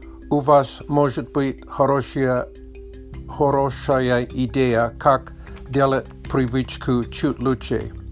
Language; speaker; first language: Russian; non-native, learner; English